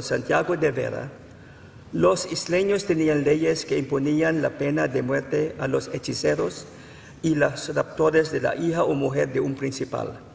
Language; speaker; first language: Spanish; non-native, fluent; Filipino